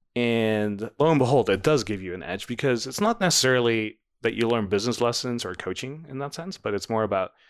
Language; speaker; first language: English; non-native, fluent; Dutch